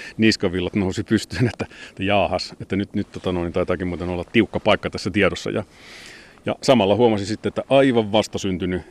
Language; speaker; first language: Finnish; native; Finnish